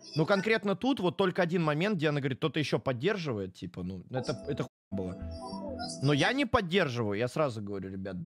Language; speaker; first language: Russian; native; Russian